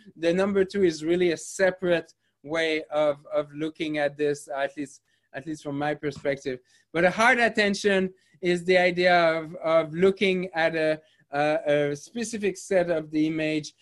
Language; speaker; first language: English; non-native, fluent; French